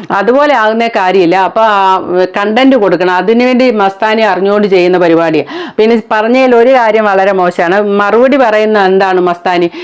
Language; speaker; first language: Malayalam; native; Malayalam